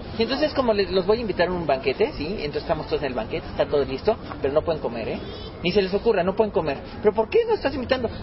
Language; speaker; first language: Spanish; native; Spanish